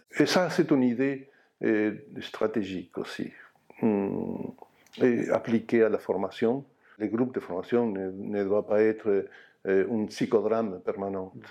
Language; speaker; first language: French; non-native, fluent; Spanish